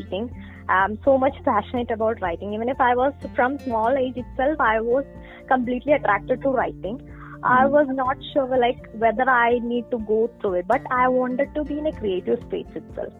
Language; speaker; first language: English; non-native, local second language; Malayalam